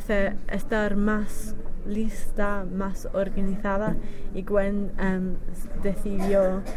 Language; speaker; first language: Spanish; non-native, learner; English